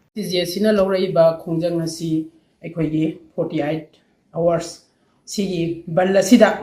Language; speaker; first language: Manipuri; native; Manipuri